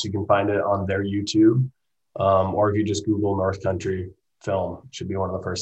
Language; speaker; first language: English; native; English